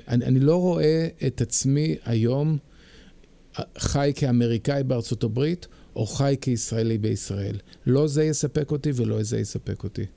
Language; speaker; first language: Hebrew; early bilingual, heritage; Hebrew